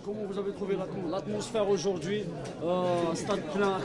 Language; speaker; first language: French; non-native, local second language; Arabic